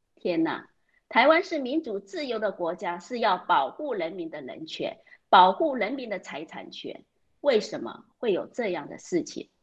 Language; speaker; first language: Chinese; native; Chinese